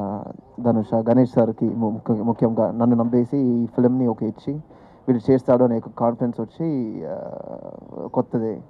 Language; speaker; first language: Telugu; non-native, learner; Tamil